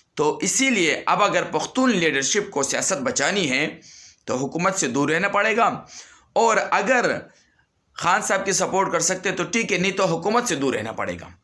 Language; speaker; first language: Urdu; non-native, local second language; Pashto